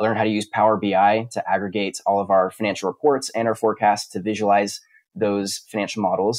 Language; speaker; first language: English; native; English